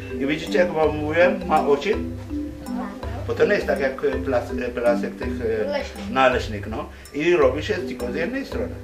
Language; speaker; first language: Polish; non-native, fluent; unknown